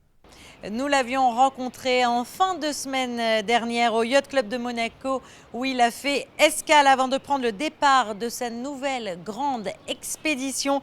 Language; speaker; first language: French; native; French